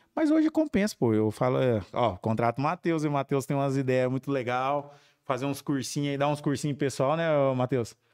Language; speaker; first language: Portuguese; native; Portuguese